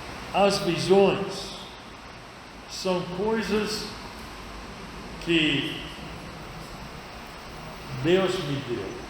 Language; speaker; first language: Portuguese; non-native, fluent; English